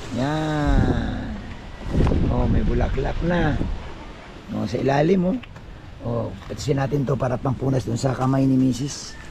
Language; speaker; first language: Filipino; non-native, local second language; Cebuano